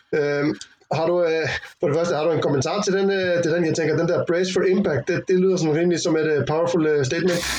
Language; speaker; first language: Danish; native; Danish